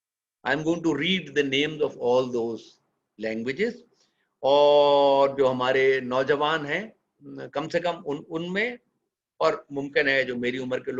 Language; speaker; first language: Hindi; native; Hindi